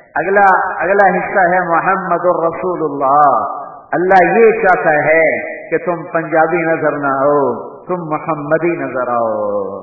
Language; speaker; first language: Urdu; non-native, local second language; Punjabi